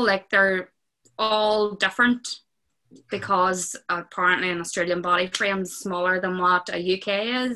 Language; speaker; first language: English; native; English